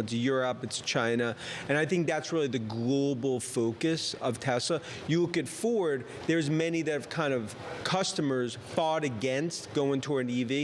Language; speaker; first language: English; native; English